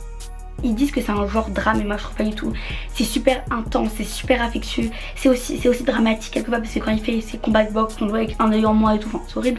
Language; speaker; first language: French; native; French